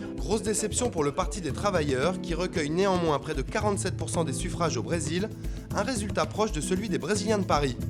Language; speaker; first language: French; native; French